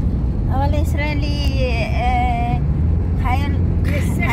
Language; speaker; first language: Hebrew; non-native, learner; Nepali